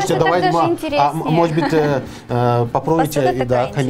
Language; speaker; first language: Russian; non-native, fluent; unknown